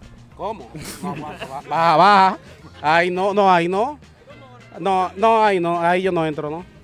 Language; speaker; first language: Spanish; native; Spanish